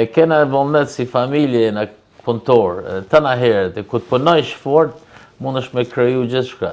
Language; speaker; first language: Albanian; early bilingual, heritage; Albanian